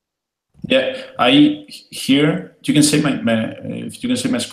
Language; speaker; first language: English; non-native, fluent; Spanish